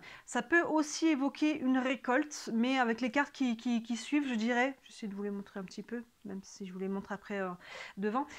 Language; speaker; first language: French; native; French